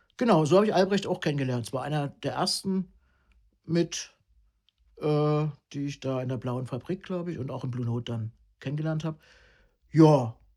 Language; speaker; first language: German; non-native, fluent; Italian